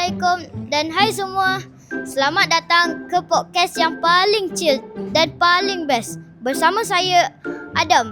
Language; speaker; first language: Malay; native; Malay